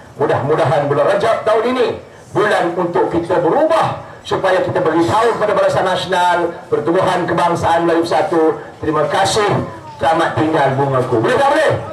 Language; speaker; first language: Malay; native; Malay